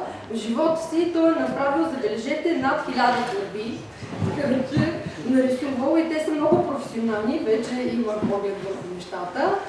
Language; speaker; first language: Bulgarian; native; Bulgarian